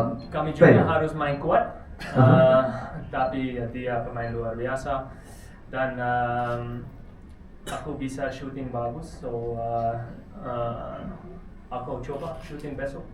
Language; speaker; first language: Indonesian; non-native, learner; Dutch